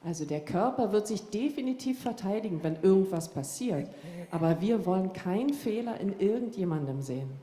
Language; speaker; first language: German; native; German